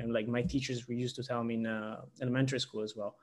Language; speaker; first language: English; non-native, fluent; Italian